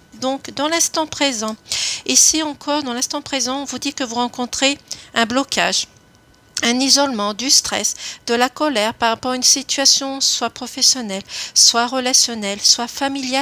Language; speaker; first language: French; native; French